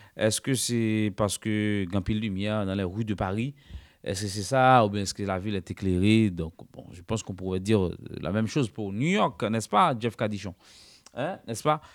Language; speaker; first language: French; non-native, local second language; Haitian Creole